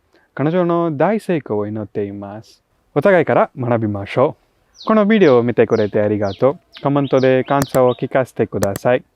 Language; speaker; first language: Japanese; non-native, fluent; Tamil